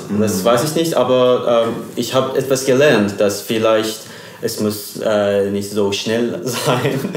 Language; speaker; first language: German; non-native, learner; Persian